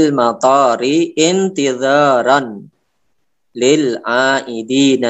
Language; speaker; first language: Arabic; non-native, fluent; Indonesian